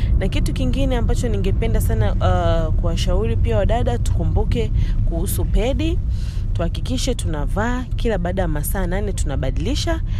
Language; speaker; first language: Swahili; native; Swahili